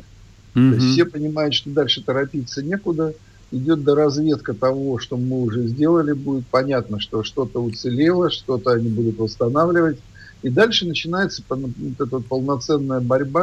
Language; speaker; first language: Russian; native; Russian